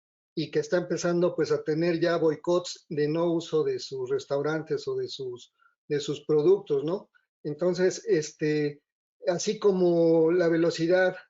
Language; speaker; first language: Spanish; native; Spanish